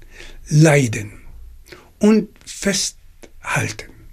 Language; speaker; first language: German; non-native, fluent; Arabic